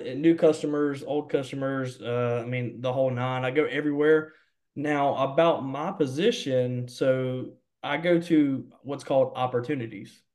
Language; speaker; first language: English; native; English